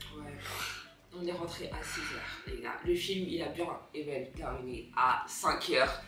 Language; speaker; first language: French; early bilingual, other home language; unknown